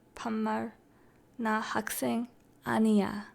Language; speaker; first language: Korean; non-native, learner; English